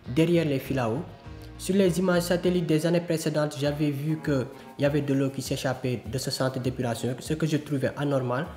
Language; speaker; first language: French; non-native, local second language; Wolof